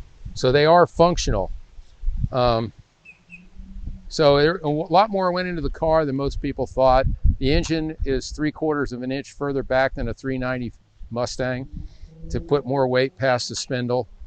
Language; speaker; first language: English; native; English